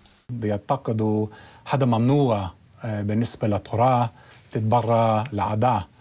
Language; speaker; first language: Arabic; non-native, learner; English